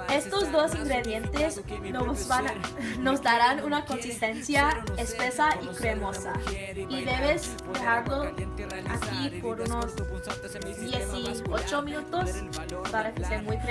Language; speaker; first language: Spanish; non-native, learner; English